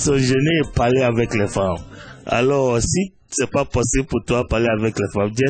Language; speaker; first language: French; non-native, learner; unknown